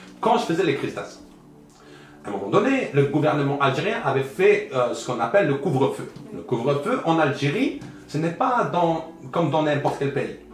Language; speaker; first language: French; early bilingual, other home language; Arabic